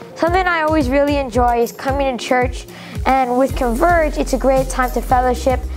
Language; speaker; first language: English; native; English